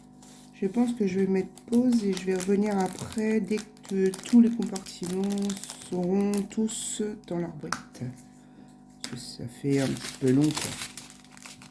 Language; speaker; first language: French; native; French